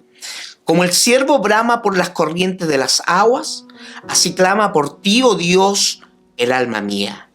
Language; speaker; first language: Spanish; native; Spanish